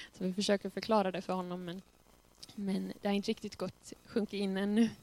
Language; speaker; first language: Swedish; native; Swedish